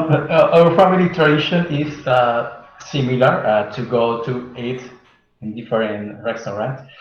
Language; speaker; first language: English; non-native, learner; Spanish